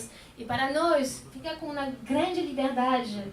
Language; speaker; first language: Portuguese; non-native, fluent; French